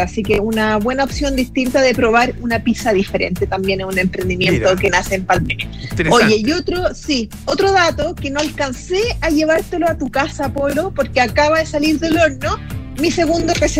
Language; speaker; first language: Spanish; native; Spanish